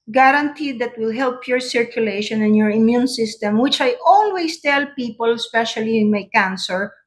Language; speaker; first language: English; non-native, local second language; Filipino